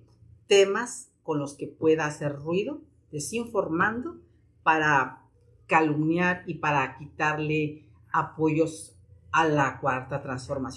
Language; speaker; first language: Spanish; native; Spanish